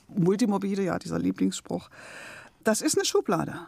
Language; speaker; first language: German; native; German